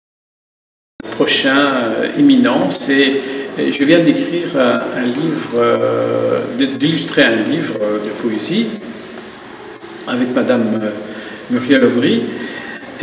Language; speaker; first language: French; non-native, local second language; Arabic